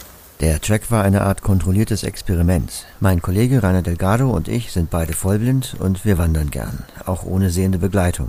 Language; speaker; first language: German; native; German